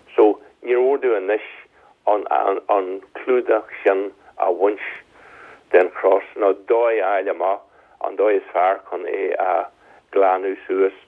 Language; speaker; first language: Irish; native; Irish